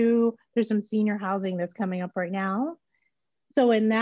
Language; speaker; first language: English; native; English